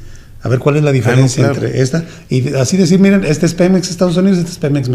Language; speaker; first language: Spanish; native; Spanish